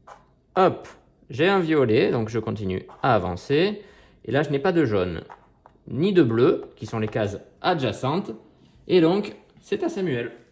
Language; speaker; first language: French; native; French